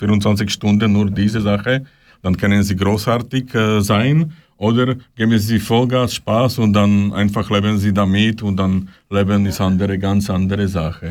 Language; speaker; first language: German; non-native, fluent; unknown